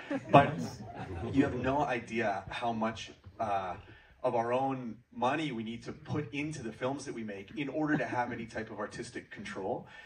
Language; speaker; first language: English; native; English